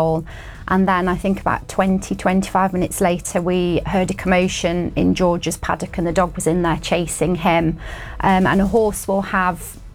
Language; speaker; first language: English; native; English